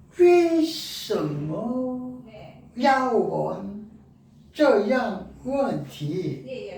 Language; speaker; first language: Chinese; non-native, learner; Korean